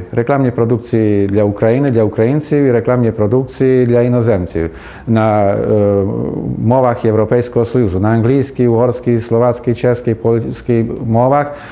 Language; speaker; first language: Ukrainian; native; Ukrainian